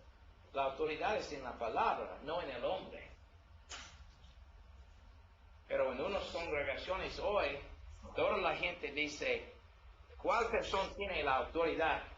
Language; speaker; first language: Spanish; non-native, learner; English